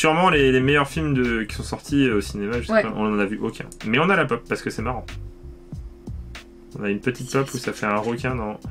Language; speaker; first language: French; native; French